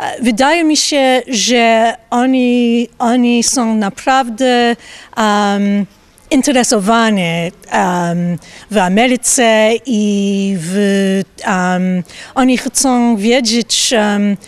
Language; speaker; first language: Polish; non-native, learner; English